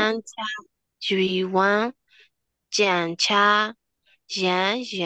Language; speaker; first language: Chinese; non-native, learner; Burmese